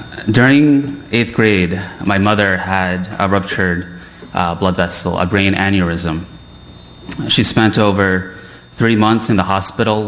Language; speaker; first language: English; early bilingual, other home language; Chinese